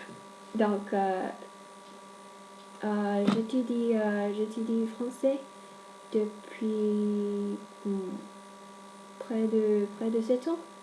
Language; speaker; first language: French; non-native, learner; English